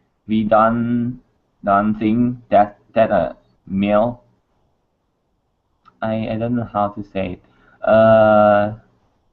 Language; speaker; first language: English; non-native, learner; Thai